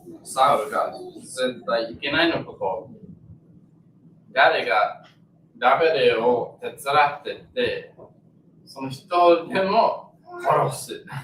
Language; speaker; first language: Japanese; non-native, learner; English